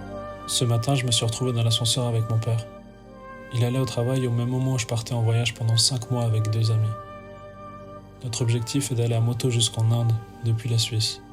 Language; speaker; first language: French; native; French